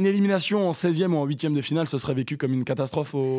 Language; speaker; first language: French; native; French